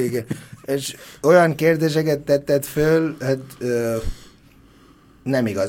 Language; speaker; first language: Hungarian; non-native, fluent; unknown